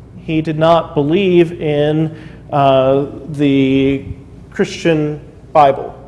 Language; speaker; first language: English; native; English